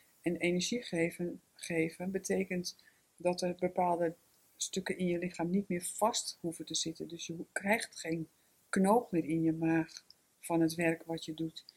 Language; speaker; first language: Dutch; native; Dutch